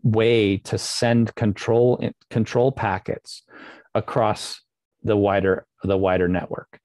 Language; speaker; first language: English; native; English